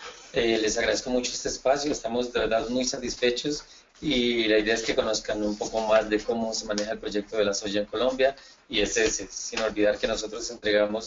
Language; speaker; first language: Spanish; native; Spanish